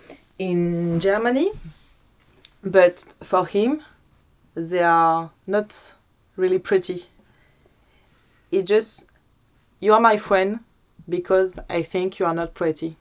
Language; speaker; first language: English; non-native, learner; French